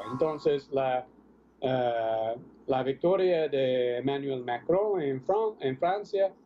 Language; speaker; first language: Spanish; non-native, fluent; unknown